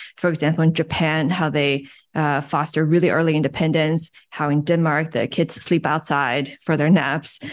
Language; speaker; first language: English; early bilingual, other home language; Chinese